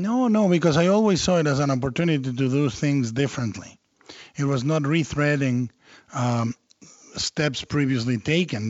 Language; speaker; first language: English; non-native, fluent; Spanish